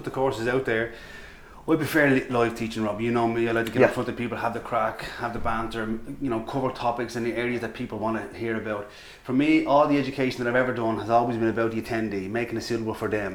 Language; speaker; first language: English; native; English